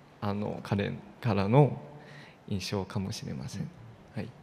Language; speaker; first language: Japanese; non-native, fluent; Chinese